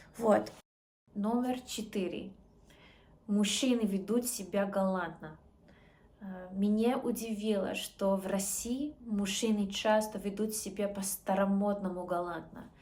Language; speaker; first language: Russian; non-native, learner; English